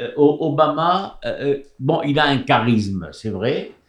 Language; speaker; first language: French; native; French